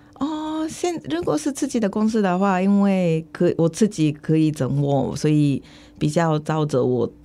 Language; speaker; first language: Chinese; non-native, fluent; Japanese